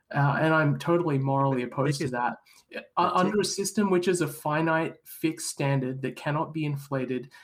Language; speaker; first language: English; native; English